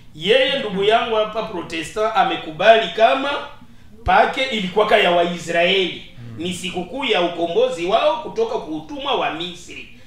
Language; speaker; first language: Swahili; native; Swahili